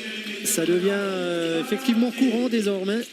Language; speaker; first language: French; native; French